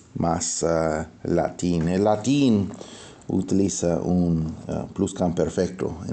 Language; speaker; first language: Spanish; non-native, fluent; English